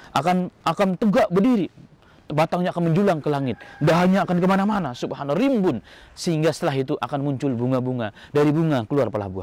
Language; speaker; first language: Indonesian; native; Indonesian